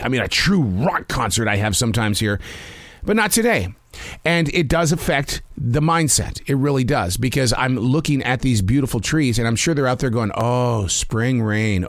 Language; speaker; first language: English; native; English